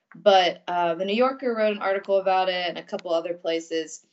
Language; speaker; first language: English; early bilingual, other home language; Russian